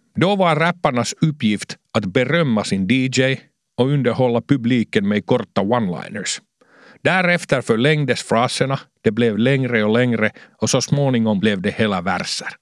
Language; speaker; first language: Swedish; non-native, local second language; Finnish